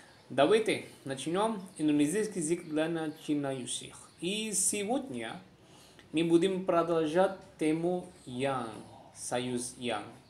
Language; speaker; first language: Russian; non-native, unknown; Indonesian